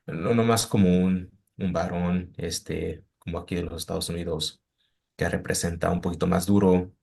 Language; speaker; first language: Spanish; early bilingual, heritage; Spanish